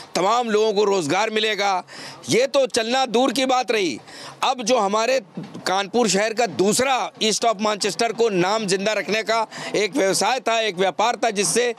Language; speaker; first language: Hindi; native; Hindi